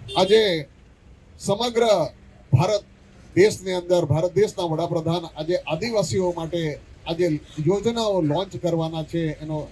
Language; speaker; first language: Gujarati; native; Gujarati